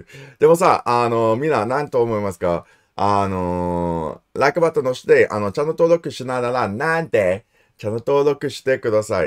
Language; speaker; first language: Japanese; non-native, learner; English